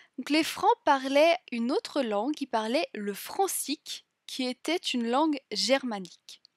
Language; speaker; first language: French; native; French